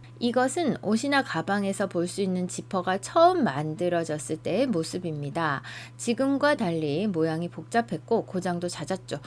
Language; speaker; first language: Korean; native; Korean